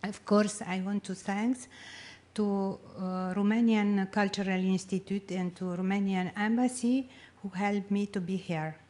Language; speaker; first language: English; non-native, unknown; Romanian